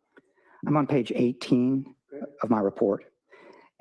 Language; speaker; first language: English; native; English